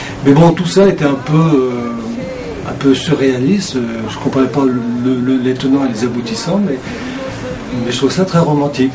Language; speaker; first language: French; native; French